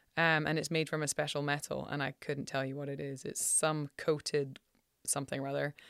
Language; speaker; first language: English; native; English